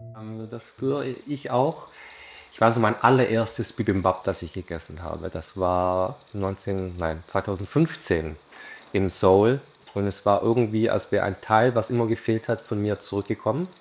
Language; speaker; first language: German; early bilingual, other home language; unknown